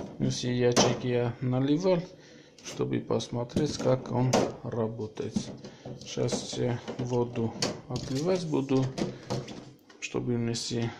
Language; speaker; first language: Russian; non-native, local second language; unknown